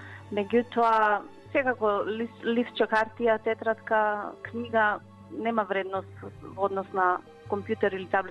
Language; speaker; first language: Macedonian; native; Macedonian